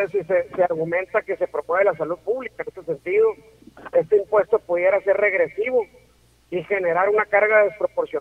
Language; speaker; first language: Spanish; native; Spanish